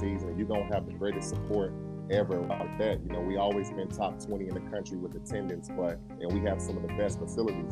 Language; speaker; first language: English; native; English